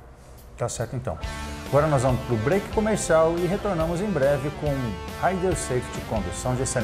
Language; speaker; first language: Portuguese; native; Portuguese